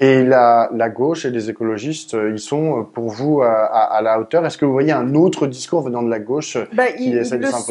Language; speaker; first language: French; native; French